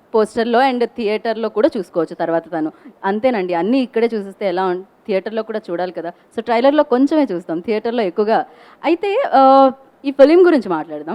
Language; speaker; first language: Telugu; native; Telugu